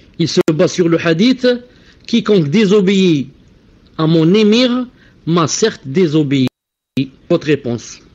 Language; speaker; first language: French; non-native, local second language; Arabic